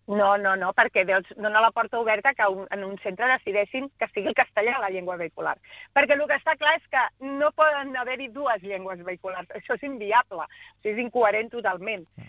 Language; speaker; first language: Catalan; native; Catalan